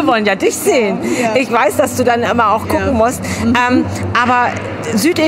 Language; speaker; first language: German; native; German